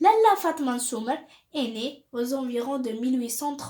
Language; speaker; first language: French; non-native, local second language; Arabic